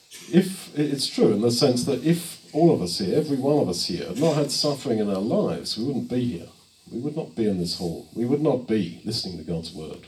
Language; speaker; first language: English; native; English